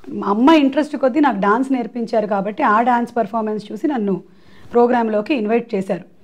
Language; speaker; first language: Telugu; non-native, local second language; Malayalam